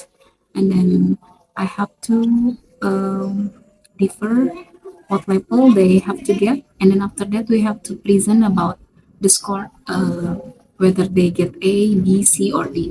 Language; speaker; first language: English; non-native, fluent; Indonesian